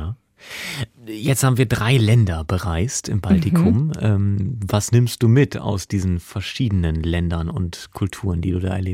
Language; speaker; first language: German; native; German